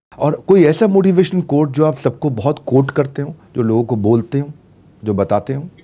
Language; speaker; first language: Hindi; native; Hindi